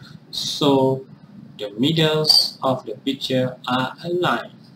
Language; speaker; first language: English; non-native, local second language; Malay